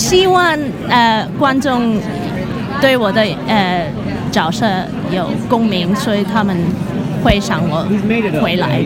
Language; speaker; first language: Chinese; non-native, local second language; Cantonese